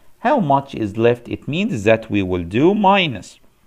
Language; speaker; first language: English; non-native, fluent; Arabic